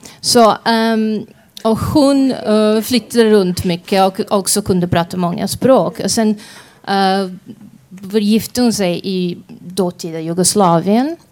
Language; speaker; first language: Swedish; non-native, fluent; Croatian